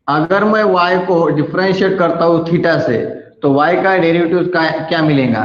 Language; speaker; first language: Hindi; non-native, local second language; Marathi